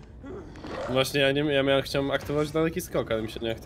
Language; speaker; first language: Polish; native; Polish